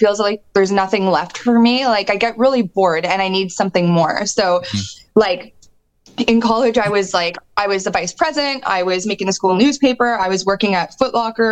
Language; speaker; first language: English; native; English